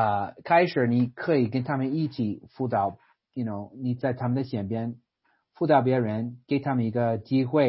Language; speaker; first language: Chinese; non-native, fluent; English